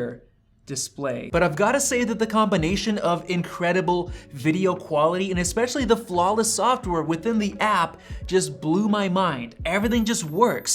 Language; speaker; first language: English; native; English